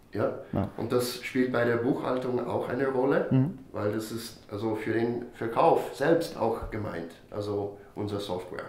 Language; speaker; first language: German; non-native, fluent; English